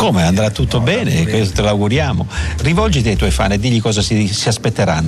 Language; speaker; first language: Italian; native; Italian